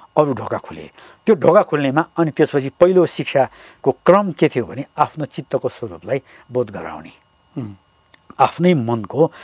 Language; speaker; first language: Nepali; native; Nepali